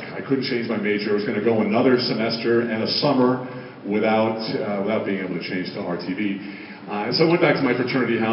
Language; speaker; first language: English; native; English